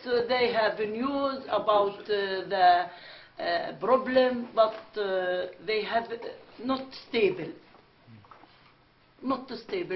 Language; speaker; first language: English; non-native, learner; Arabic